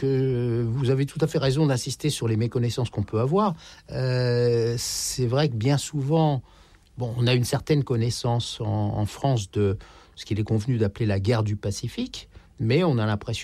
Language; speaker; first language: French; native; French